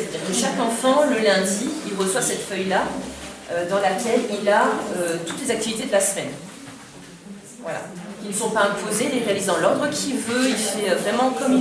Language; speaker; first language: French; native; French